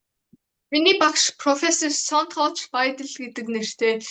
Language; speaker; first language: Mongolian; early bilingual, heritage; Mongolian